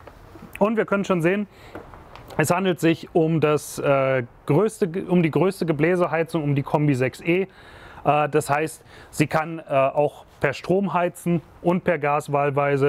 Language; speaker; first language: German; native; German